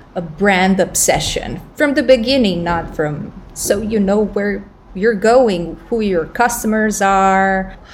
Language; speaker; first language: English; non-native, fluent; Romanian